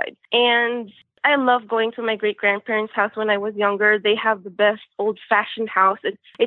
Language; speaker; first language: English; non-native, local second language; Filipino